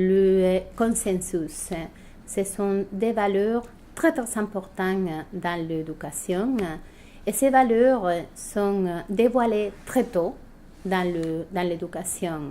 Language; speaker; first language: French; non-native, fluent; Spanish